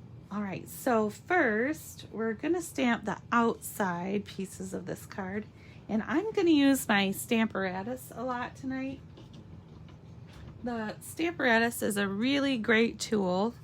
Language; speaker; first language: English; native; English